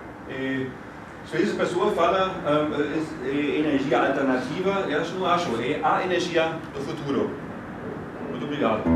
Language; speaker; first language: Portuguese; non-native, fluent; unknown